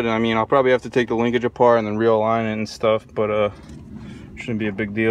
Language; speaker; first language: English; native; English